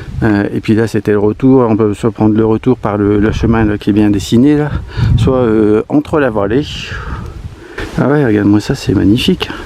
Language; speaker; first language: French; native; French